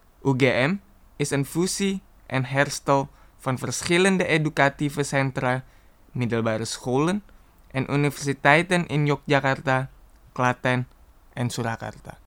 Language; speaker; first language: Dutch; non-native, fluent; Indonesian